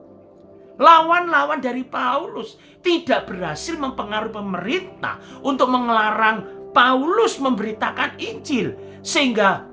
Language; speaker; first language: Indonesian; native; Indonesian